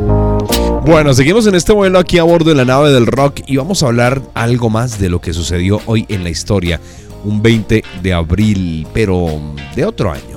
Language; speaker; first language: Spanish; native; Spanish